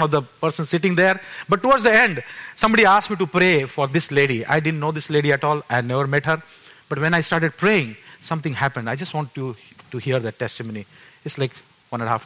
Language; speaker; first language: English; non-native, local second language; Marathi